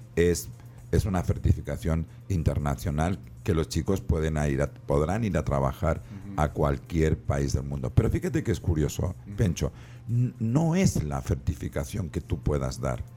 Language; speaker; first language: Spanish; native; Spanish